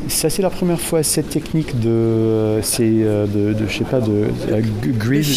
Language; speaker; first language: French; non-native, fluent; German